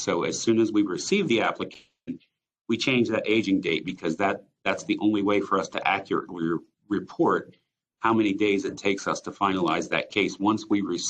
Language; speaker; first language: English; native; English